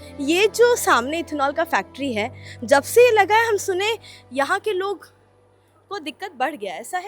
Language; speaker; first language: Hindi; native; Hindi